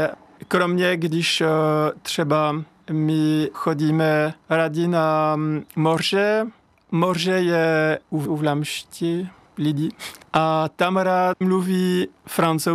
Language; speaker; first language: Czech; non-native, fluent; French